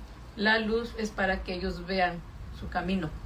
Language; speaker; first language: Spanish; native; Spanish